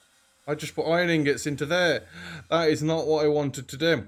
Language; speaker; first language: English; native; English